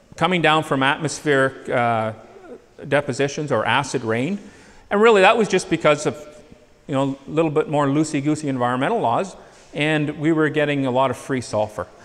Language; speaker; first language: English; native; English